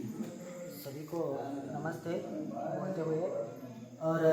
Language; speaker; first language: Hindi; non-native, local second language; Kannada